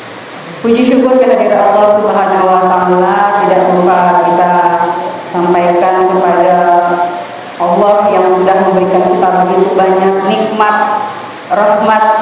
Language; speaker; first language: Indonesian; native; Indonesian